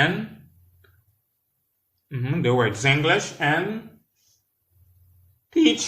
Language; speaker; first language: English; non-native, learner; Haitian Creole